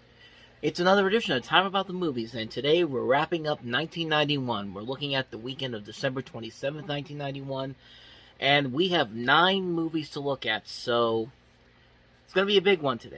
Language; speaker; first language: English; native; English